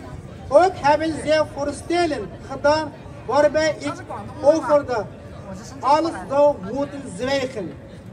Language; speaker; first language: Dutch; non-native, fluent; Uyghur